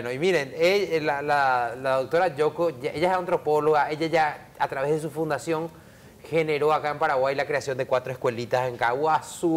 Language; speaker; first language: Spanish; native; Spanish